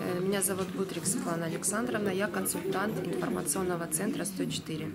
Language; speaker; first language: Russian; native; Russian